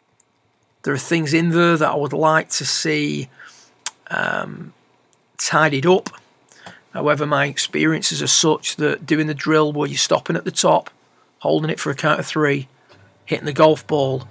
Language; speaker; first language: English; native; English